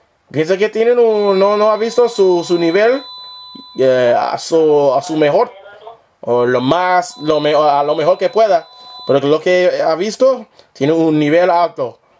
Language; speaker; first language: Spanish; non-native, learner; English